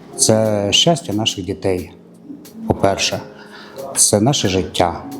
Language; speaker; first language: Ukrainian; non-native, local second language; Russian